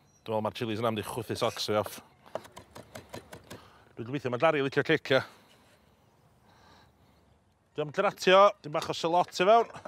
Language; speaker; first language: Welsh; native; Welsh